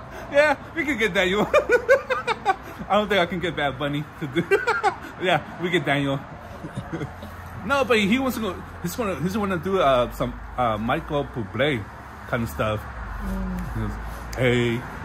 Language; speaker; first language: English; early bilingual, other home language; Spanish